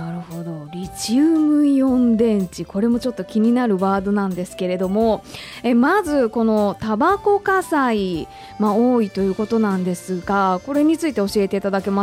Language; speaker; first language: Japanese; native; Japanese